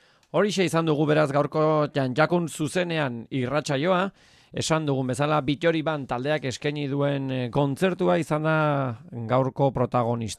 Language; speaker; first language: Basque; native; Basque